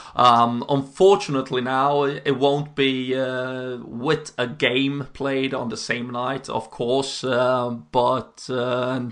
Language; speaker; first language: English; non-native, fluent; Swedish